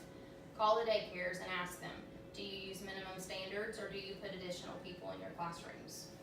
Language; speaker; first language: English; native; English